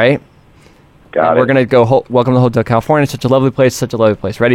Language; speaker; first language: English; native; English